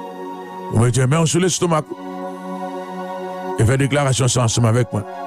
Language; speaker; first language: French; non-native, local second language; Haitian Creole